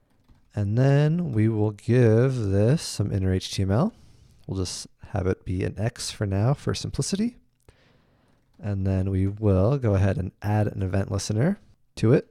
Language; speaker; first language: English; native; English